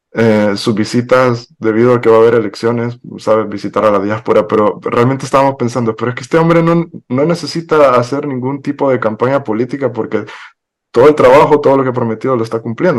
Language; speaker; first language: Spanish; native; Spanish